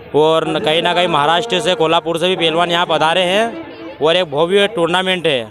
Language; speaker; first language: Hindi; native; Hindi